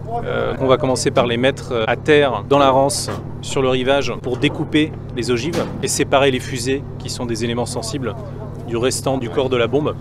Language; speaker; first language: French; native; French